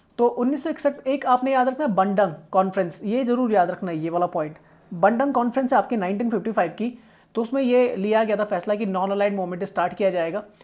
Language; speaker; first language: Hindi; native; Hindi